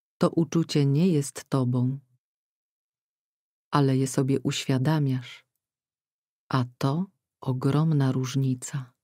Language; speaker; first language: Polish; native; Polish